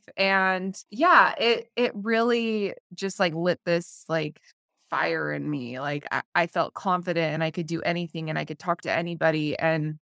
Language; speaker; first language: English; native; English